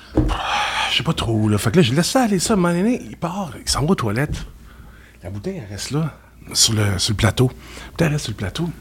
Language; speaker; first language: French; native; French